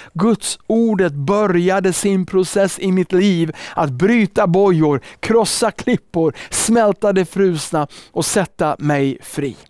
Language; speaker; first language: Swedish; native; Swedish